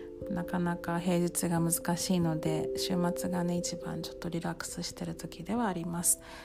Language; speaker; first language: Japanese; native; Japanese